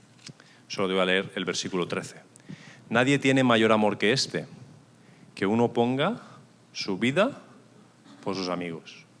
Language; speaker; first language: Spanish; native; Spanish